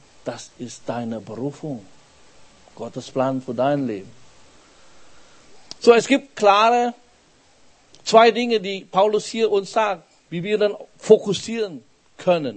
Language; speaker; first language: German; non-native, fluent; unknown